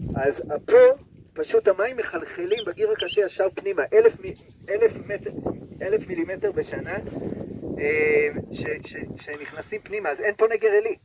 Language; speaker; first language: Hebrew; native; Hebrew